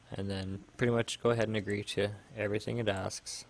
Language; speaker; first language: English; native; English